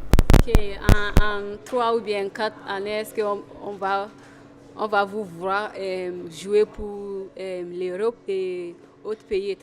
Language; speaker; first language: French; non-native, learner; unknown